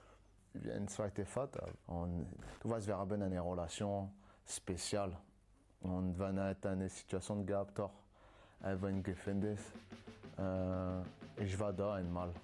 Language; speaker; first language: German; non-native, learner; French